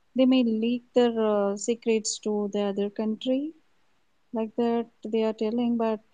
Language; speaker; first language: English; non-native, local second language; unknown